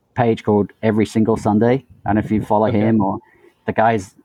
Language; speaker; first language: English; native; English